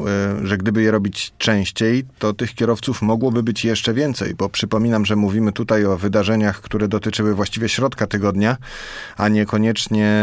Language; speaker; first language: Polish; native; Polish